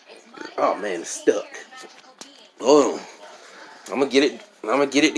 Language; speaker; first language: English; native; English